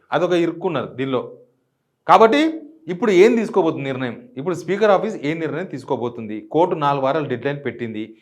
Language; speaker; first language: Telugu; native; Telugu